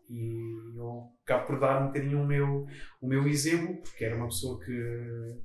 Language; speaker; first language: Portuguese; native; Portuguese